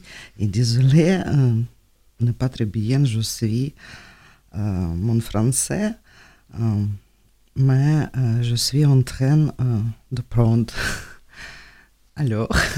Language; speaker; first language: French; non-native, learner; Russian